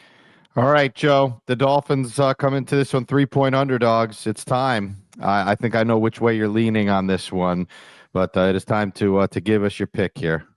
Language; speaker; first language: English; native; English